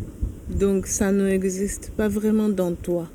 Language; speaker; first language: French; non-native, fluent; Japanese